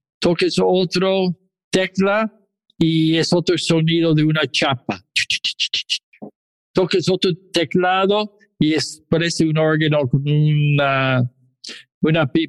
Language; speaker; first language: Spanish; non-native, fluent; English